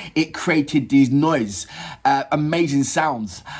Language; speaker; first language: English; native; English